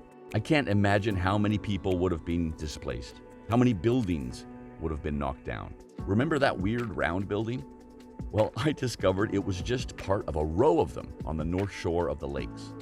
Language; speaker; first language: English; native; English